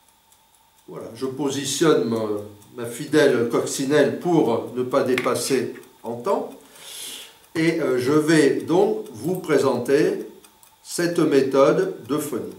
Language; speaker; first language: French; native; French